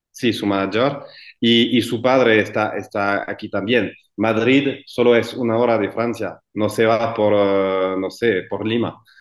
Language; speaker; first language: Spanish; non-native, fluent; French